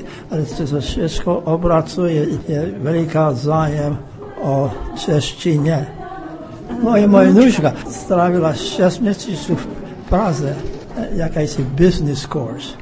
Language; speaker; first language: Czech; early bilingual, heritage; English